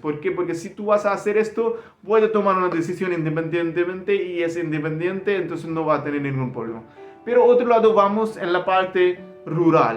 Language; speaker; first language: Spanish; non-native, learner; Hindi